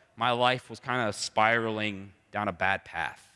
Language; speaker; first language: English; native; English